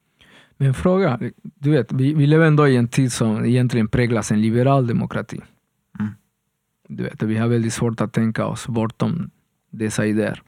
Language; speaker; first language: Swedish; non-native, fluent; Spanish